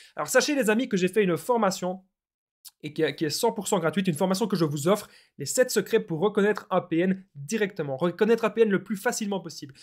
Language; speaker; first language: French; native; French